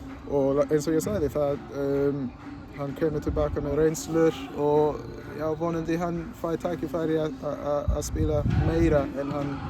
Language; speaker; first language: Icelandic; non-native, learner; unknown